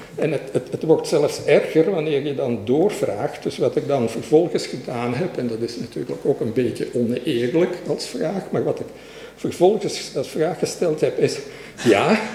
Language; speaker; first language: Dutch; native; Dutch